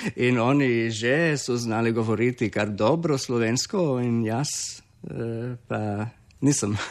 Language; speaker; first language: Slovenian; non-native, learner; English